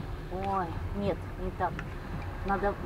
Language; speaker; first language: Russian; native; Russian